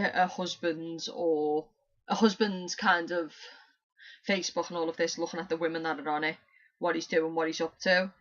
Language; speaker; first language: English; native; English